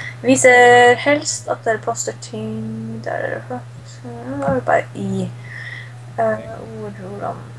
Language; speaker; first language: Norwegian; native; Norwegian